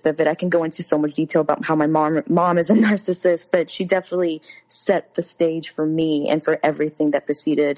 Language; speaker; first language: English; native; English